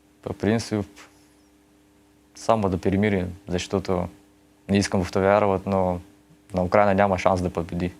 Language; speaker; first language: Bulgarian; early bilingual, heritage; Russian